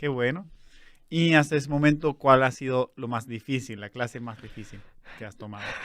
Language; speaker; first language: Spanish; non-native, fluent; English